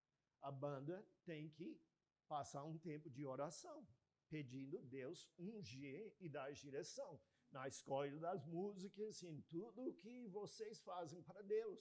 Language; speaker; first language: Portuguese; non-native, fluent; English